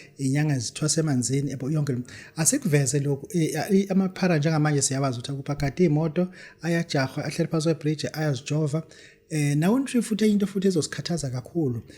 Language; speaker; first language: Zulu; native; Zulu